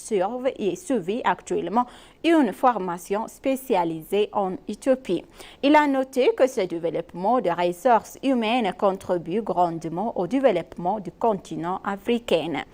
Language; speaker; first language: French; non-native, fluent; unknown